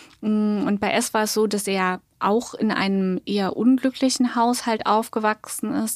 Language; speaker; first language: German; native; German